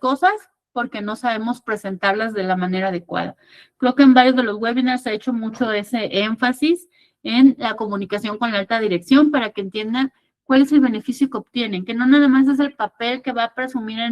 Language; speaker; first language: Spanish; native; Spanish